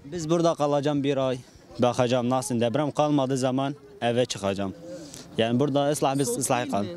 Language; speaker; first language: Turkish; non-native, learner; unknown